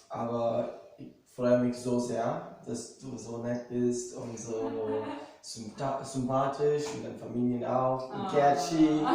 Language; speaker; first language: German; non-native, fluent; Portuguese